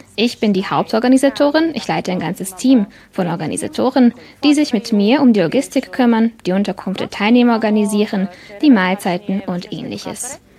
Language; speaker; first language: German; non-native, fluent; Serbian